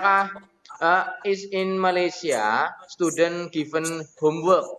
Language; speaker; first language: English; non-native, learner; Indonesian